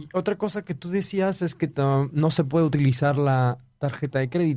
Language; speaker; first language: Spanish; native; Spanish